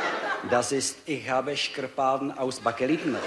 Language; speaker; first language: German; non-native, learner; Czech